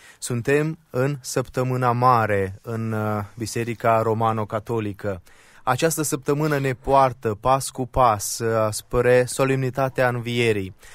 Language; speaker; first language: Romanian; native; Romanian